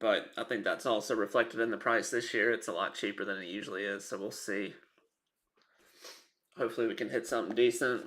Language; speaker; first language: English; native; English